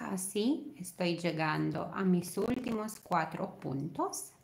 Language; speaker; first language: Spanish; non-native, fluent; Romanian